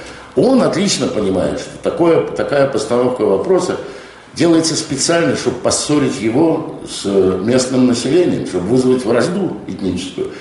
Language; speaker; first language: Russian; native; Russian